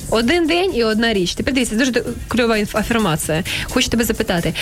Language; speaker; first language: Ukrainian; native; Ukrainian